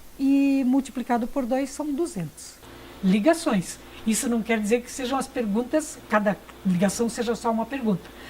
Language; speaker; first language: Portuguese; early bilingual, other home language; Ukrainian